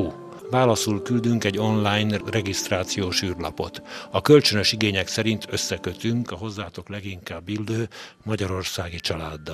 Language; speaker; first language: Hungarian; native; Hungarian